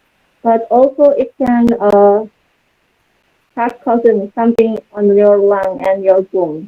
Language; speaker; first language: English; non-native, learner; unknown